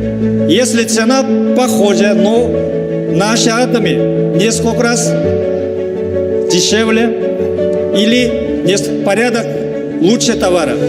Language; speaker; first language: Russian; non-native, learner; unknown